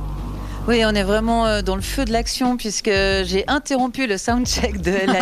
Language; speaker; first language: French; native; French